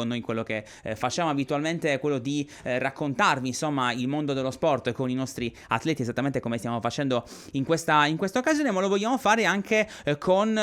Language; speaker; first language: Italian; native; Italian